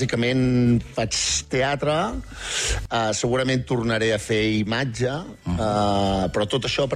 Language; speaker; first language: Catalan; native; Catalan